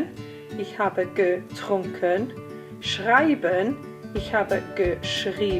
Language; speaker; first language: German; non-native, learner; Welsh